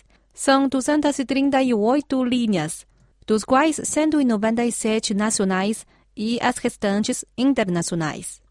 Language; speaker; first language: Portuguese; non-native, fluent; Chinese